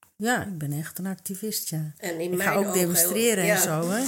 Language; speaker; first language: Dutch; early bilingual, other home language; Arabic